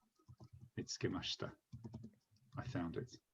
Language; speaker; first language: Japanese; non-native, fluent; English